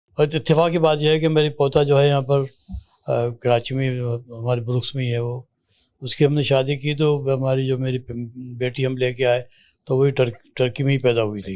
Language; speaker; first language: Urdu; native; Urdu